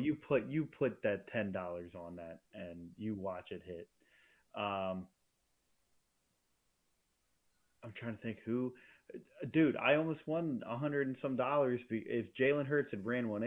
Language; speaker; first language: English; native; English